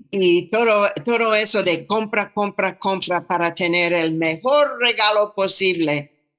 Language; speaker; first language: Spanish; non-native, fluent; English